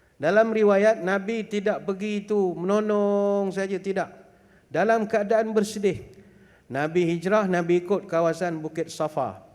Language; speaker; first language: Malay; native; Malay